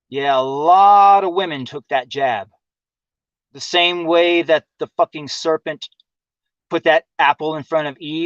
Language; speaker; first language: English; native; English